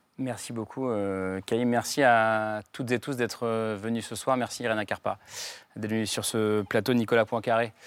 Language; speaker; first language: French; native; French